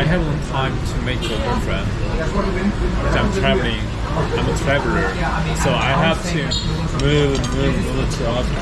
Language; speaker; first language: English; non-native, learner; Korean